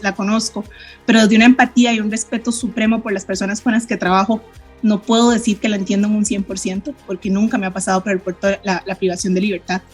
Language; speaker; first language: Spanish; native; Spanish